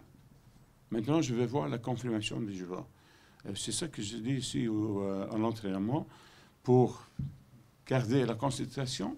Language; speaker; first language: French; non-native, learner; Dutch